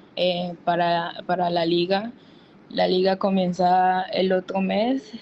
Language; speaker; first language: Spanish; native; Spanish